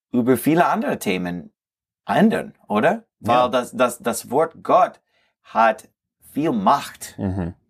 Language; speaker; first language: German; non-native, learner; English